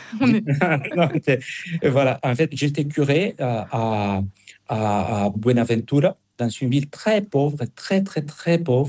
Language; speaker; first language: French; non-native, fluent; Spanish